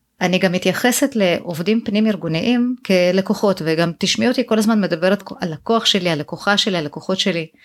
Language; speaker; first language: Hebrew; native; Hebrew